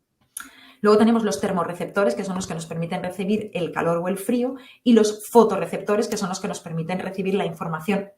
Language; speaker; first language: Spanish; native; Spanish